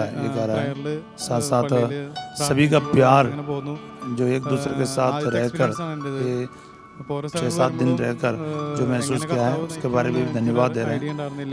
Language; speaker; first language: Hindi; native; Hindi